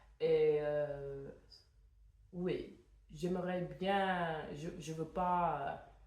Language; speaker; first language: French; non-native, fluent; English